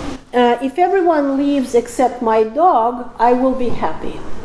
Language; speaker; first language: English; non-native, fluent; Russian